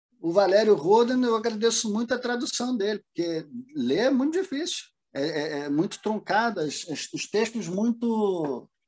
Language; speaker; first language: Portuguese; early bilingual, other home language; German